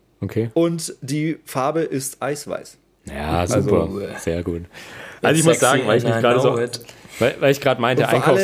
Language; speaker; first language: German; native; German